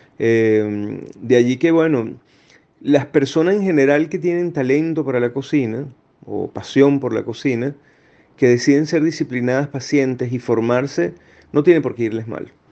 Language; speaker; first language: Spanish; native; Spanish